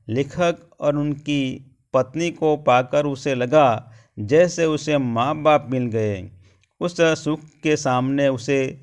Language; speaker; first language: Hindi; non-native, local second language; Gujarati